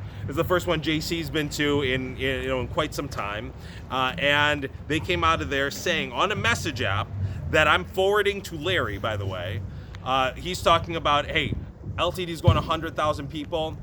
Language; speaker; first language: English; native; English